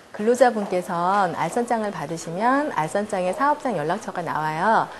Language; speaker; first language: Korean; native; Korean